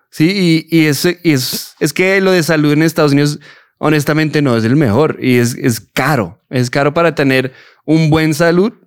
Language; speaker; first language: Spanish; early bilingual, heritage; Spanish